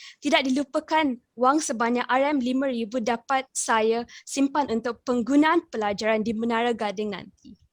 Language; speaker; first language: Malay; non-native, local second language; English